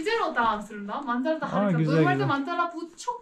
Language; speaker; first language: Turkish; non-native, learner; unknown